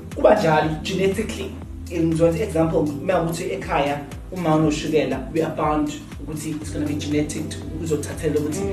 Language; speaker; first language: English; non-native, local second language; Zulu